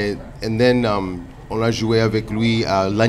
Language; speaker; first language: French; non-native, learner; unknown